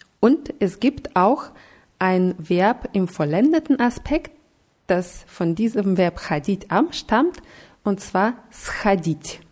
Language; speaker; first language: German; non-native, fluent; Russian